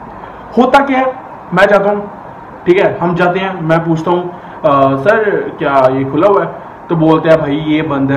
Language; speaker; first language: Hindi; native; Hindi